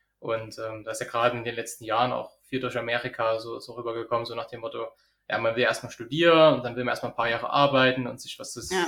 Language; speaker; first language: German; native; German